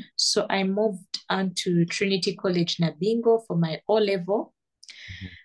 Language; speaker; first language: English; non-native, local second language; Ganda